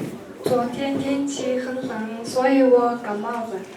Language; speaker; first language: Chinese; non-native, learner; Mongolian